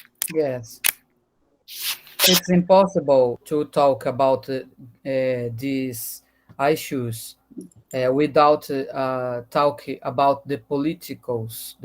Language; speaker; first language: English; non-native, learner; Portuguese